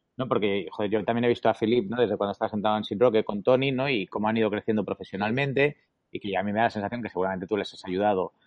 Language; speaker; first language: Spanish; native; Spanish